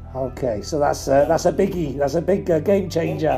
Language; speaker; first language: English; native; English